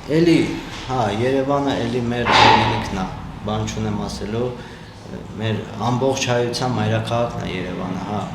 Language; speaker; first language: Armenian; native; Armenian